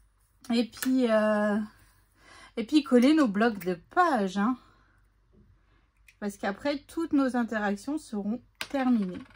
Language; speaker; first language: French; native; French